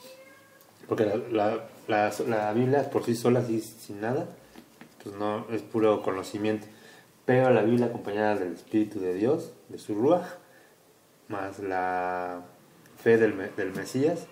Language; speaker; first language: Spanish; native; Spanish